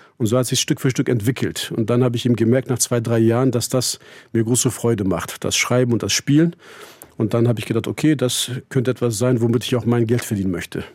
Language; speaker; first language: German; early bilingual, other home language; Turkish